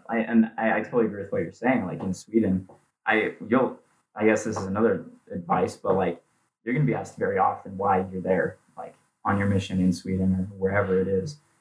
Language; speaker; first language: English; native; English